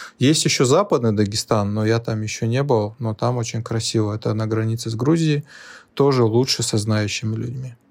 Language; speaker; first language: Russian; non-native, local second language; Lezghian